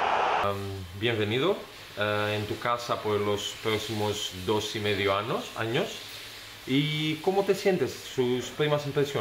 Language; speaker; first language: Spanish; non-native, learner; Greek